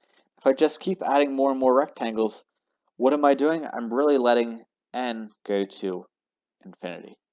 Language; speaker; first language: English; native; English